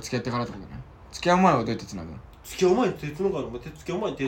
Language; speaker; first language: Japanese; native; Japanese